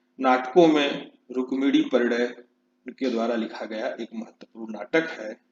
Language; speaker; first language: Hindi; native; Hindi